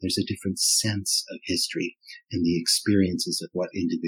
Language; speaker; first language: English; non-native, fluent; German